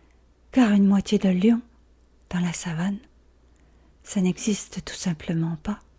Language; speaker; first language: French; native; French